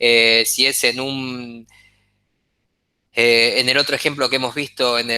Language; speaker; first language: Spanish; native; Spanish